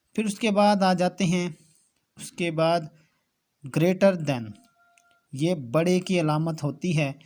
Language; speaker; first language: Urdu; native; Urdu